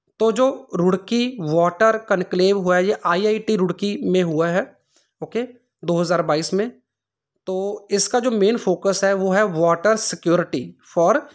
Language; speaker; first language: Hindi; non-native, local second language; Punjabi